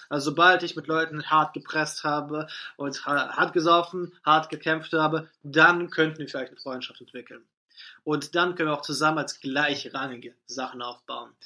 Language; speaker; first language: German; non-native, fluent; Russian